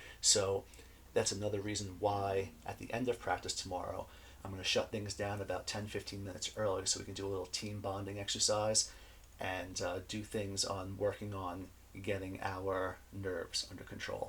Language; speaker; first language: English; native; English